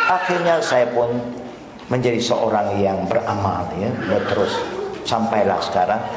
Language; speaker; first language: Malay; non-native, local second language; Chinese